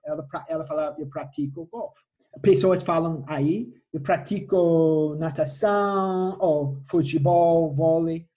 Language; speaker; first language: Portuguese; non-native, fluent; English